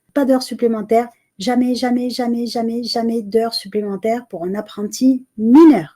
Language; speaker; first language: French; native; French